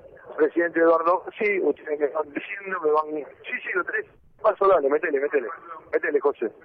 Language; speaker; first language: Spanish; native; Spanish